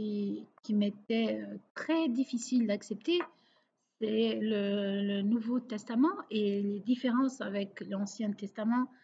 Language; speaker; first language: French; non-native, local second language; Portuguese